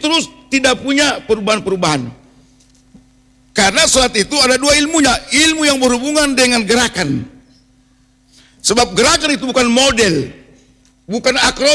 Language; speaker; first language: Indonesian; non-native, local second language; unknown